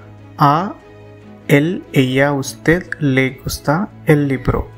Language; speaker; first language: Spanish; non-native, fluent; Telugu